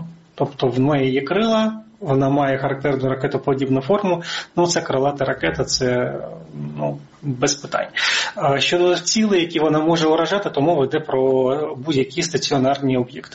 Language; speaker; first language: Ukrainian; native; Ukrainian